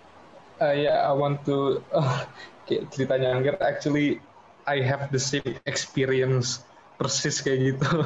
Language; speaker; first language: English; non-native, learner; Indonesian